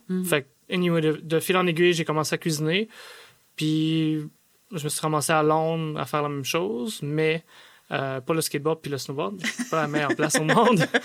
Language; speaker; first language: French; native; French